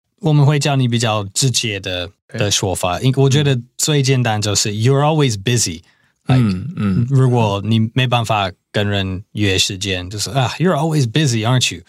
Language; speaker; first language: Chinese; non-native, fluent; English